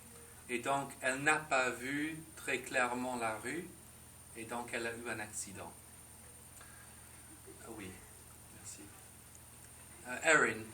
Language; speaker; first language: French; non-native, fluent; English